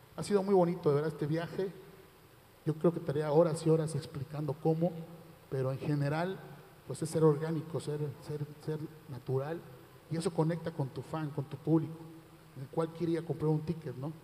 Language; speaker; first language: Spanish; native; Spanish